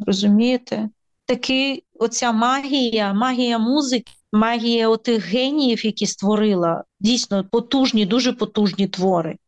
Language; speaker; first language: Ukrainian; native; Ukrainian